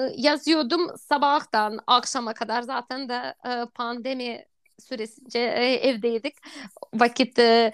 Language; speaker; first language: Turkish; non-native, fluent; Russian